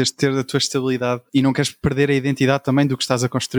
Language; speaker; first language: Portuguese; native; Portuguese